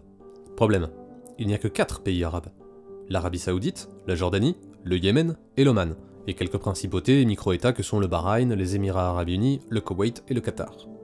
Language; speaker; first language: French; native; French